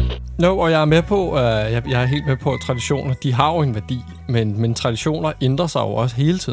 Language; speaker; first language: Danish; native; Danish